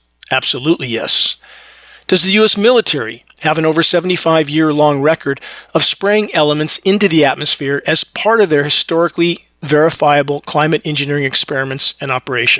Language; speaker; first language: English; native; English